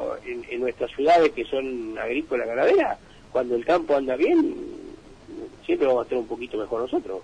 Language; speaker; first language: Spanish; native; Spanish